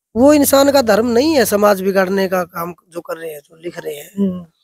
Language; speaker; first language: Hindi; native; Hindi